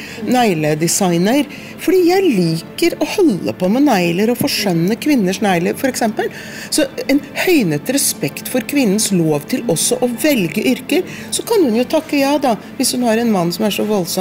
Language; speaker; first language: Norwegian; early bilingual, heritage; Norwegian